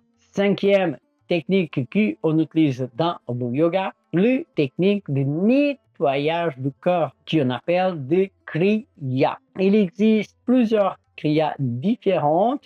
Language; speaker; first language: French; non-native, fluent; Portuguese